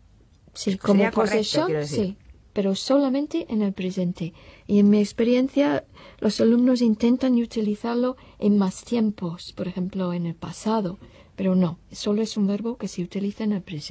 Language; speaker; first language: Spanish; non-native, fluent; English